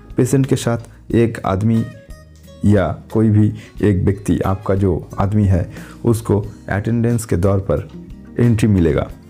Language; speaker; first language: Hindi; non-native, local second language; Bangla